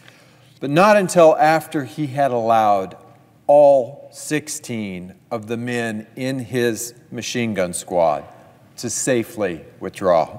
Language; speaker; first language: English; native; English